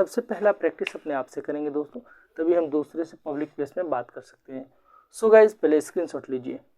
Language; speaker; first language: Hindi; native; Hindi